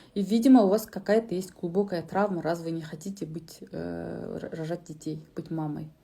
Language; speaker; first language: Russian; non-native, local second language; Kazakh